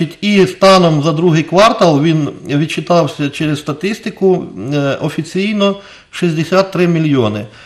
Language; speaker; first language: Ukrainian; non-native, local second language; Russian